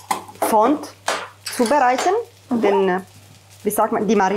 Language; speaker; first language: German; non-native, fluent; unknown